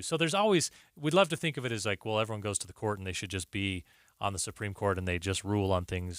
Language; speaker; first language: English; native; English